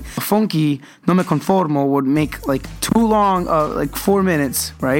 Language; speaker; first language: English; early bilingual, other home language; Spanish